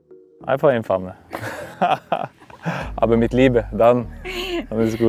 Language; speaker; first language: German; non-native, fluent; Norwegian